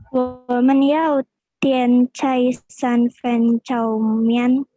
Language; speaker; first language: Chinese; non-native, learner; Indonesian